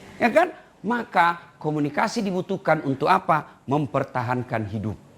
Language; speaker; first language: Indonesian; non-native, local second language; Buginese